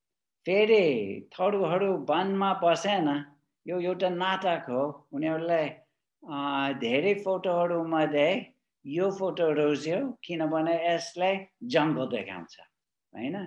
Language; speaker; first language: Nepali; non-native, fluent; English